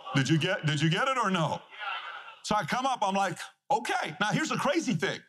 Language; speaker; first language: English; non-native, fluent; Persian